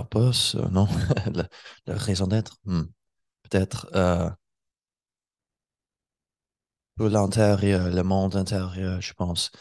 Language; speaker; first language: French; non-native, learner; English